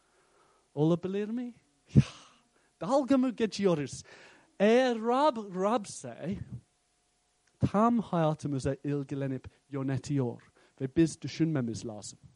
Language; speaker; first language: Turkish; non-native, fluent; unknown